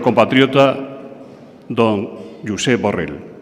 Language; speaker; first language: Spanish; native; Spanish